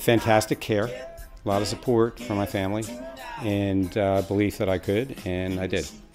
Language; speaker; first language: English; native; English